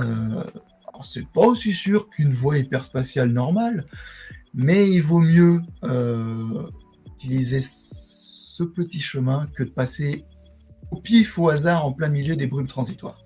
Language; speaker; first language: French; native; French